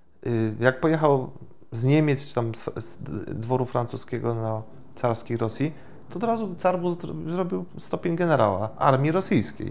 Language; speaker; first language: Polish; native; Polish